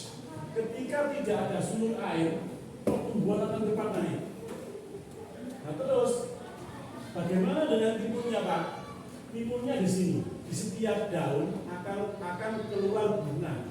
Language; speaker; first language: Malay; non-native, local second language; Javanese